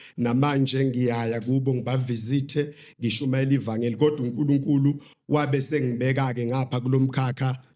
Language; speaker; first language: Zulu; native; Zulu